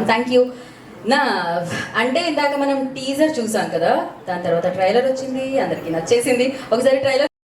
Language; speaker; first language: Telugu; native; Telugu